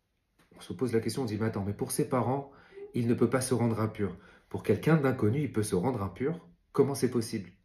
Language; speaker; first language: French; native; French